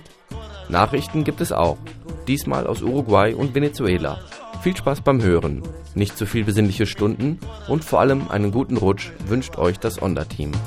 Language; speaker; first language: German; native; German